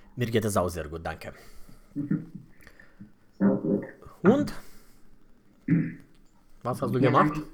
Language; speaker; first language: German; non-native, fluent; Romanian